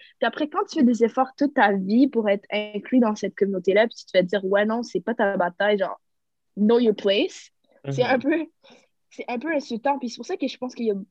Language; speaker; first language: French; native; French